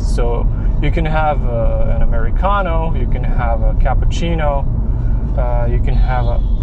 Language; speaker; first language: English; non-native, fluent; Serbian